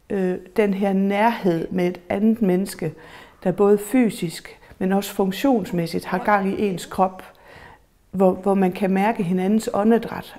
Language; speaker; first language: Danish; native; Danish